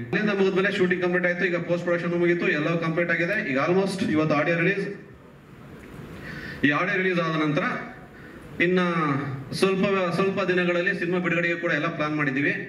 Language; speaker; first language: Kannada; native; Kannada